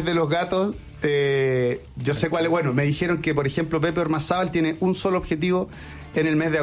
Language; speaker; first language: Spanish; native; Spanish